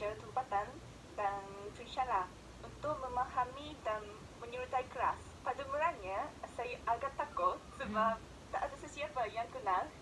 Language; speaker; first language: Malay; non-native, fluent; Japanese